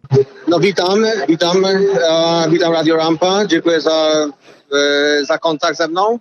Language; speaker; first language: Polish; early bilingual, heritage; Polish